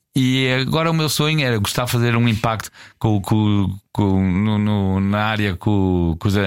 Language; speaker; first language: Portuguese; non-native, fluent; English